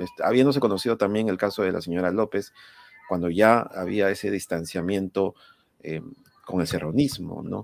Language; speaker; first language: Spanish; native; Spanish